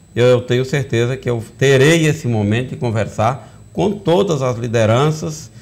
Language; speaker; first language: Portuguese; native; Portuguese